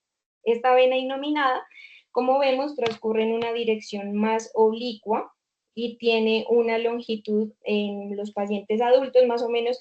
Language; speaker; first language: Spanish; native; Spanish